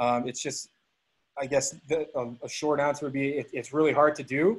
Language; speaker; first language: English; native; English